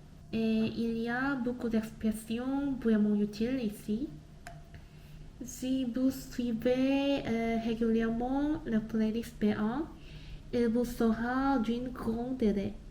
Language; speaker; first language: French; non-native, learner; Korean